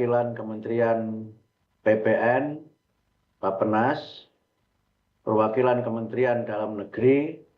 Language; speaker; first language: Indonesian; native; Indonesian